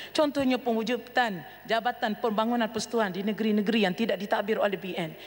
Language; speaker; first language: Malay; native; Malay